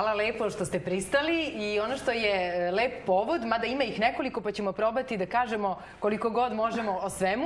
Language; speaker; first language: Serbian; native; Serbian